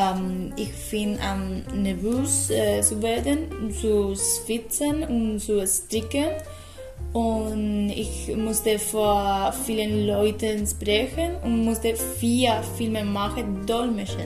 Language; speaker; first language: German; non-native, learner; Spanish